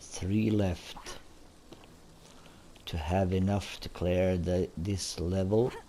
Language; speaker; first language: English; non-native, fluent; Swedish